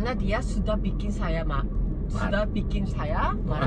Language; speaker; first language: Indonesian; non-native, learner; Korean